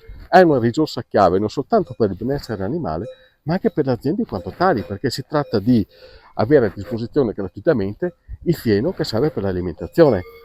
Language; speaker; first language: Italian; native; Italian